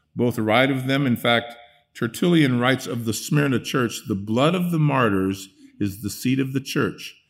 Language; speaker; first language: English; early bilingual, other home language; Dutch